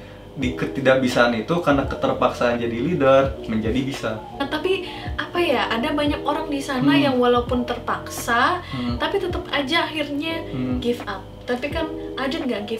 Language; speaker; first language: Indonesian; native; Indonesian